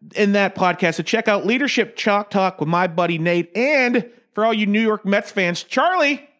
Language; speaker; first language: English; native; English